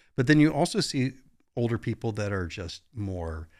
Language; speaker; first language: English; native; English